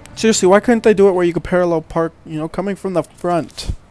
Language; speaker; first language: English; native; English